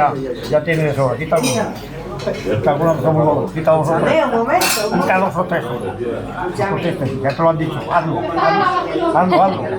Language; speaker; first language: Spanish; native; Spanish